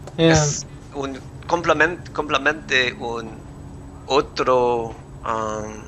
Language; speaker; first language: Spanish; non-native, learner; English